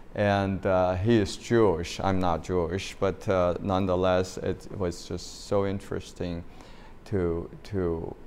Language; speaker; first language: English; non-native, fluent; Chinese